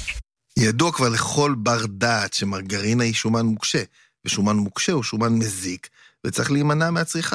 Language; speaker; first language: Hebrew; native; Hebrew